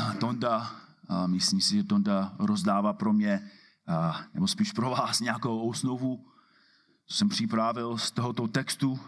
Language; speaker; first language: Czech; non-native, fluent; English